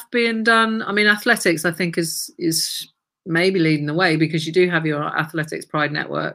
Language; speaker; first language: English; native; English